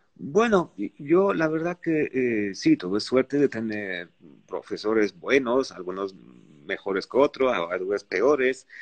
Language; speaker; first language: Spanish; non-native, fluent; Arabic